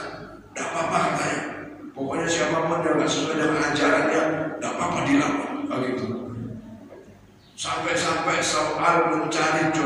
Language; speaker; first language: Indonesian; native; Indonesian